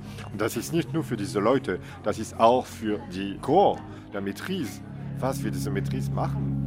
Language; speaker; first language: German; non-native, fluent; French